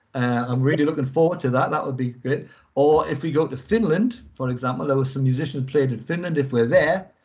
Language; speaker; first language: English; native; English